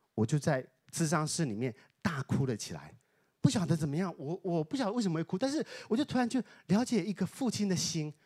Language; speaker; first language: Chinese; native; Chinese